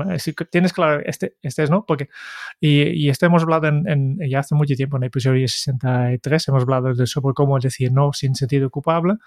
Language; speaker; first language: Spanish; non-native, fluent; Dutch